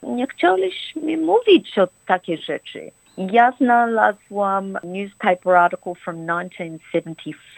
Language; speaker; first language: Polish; early bilingual, heritage; Polish